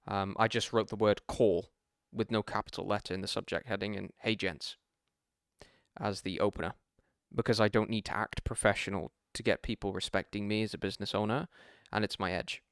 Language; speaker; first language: English; native; English